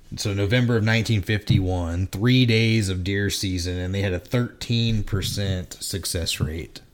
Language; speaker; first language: English; native; English